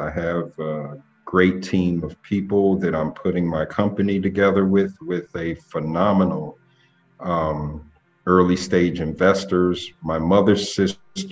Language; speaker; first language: English; native; English